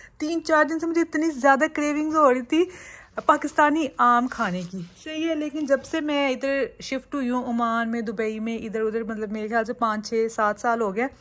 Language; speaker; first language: Urdu; native; Urdu